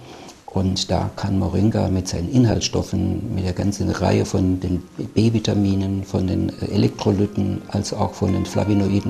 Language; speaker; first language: German; native; German